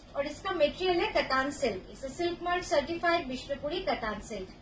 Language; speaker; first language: Hindi; non-native, local second language; Bangla